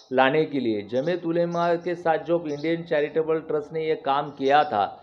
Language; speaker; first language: Hindi; non-native, local second language; Marathi